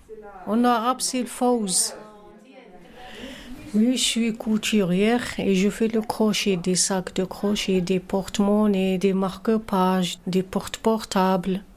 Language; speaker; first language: French; non-native, fluent; Arabic